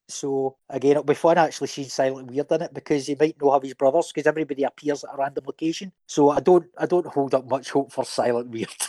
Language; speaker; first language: English; native; English